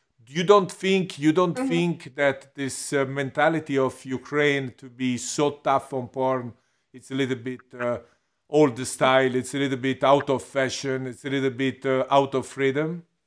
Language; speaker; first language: English; non-native, fluent; Italian